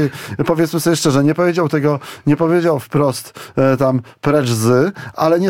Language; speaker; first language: Polish; native; Polish